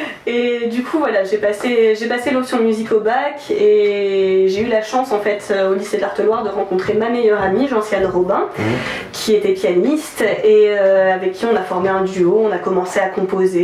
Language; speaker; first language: French; native; French